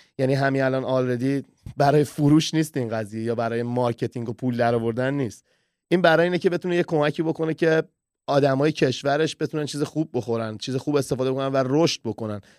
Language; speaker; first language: Persian; early bilingual, heritage; Persian